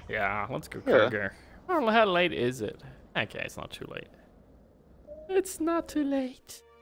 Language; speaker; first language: English; non-native, fluent; German